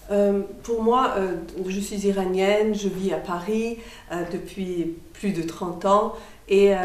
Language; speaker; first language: French; non-native, fluent; Persian